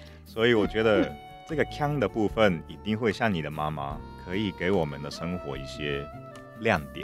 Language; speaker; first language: Chinese; non-native, fluent; Japanese